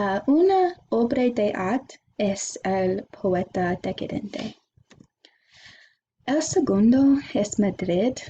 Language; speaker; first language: Spanish; non-native, learner; English